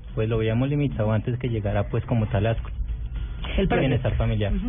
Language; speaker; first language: Spanish; native; Spanish